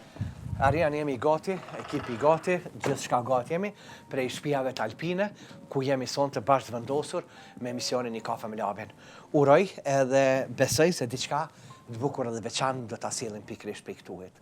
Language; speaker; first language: Albanian; native; Albanian